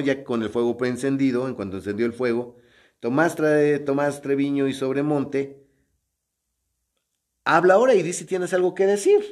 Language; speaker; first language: Spanish; native; Spanish